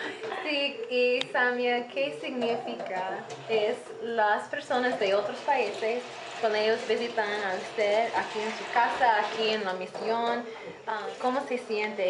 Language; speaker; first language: Spanish; non-native, learner; English